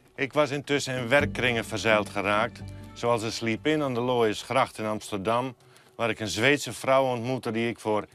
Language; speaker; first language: Dutch; non-native, local second language; Western Frisian